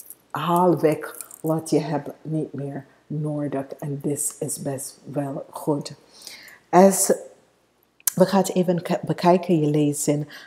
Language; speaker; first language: Dutch; non-native, fluent; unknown